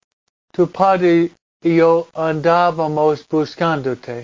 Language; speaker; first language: Spanish; non-native, fluent; English